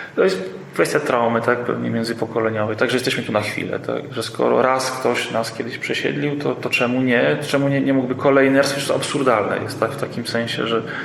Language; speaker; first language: Polish; non-native, local second language; Ukrainian